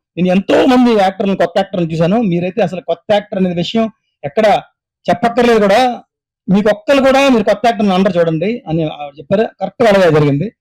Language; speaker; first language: Telugu; native; Telugu